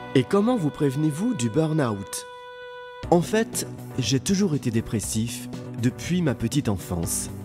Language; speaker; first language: French; native; French